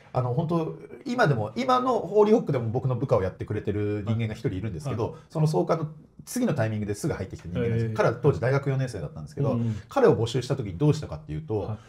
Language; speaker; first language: Japanese; native; Japanese